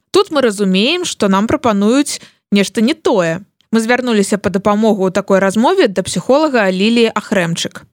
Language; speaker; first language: Belarusian; native; Belarusian